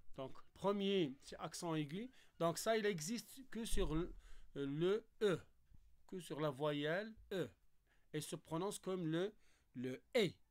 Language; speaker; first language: French; non-native, local second language; Arabic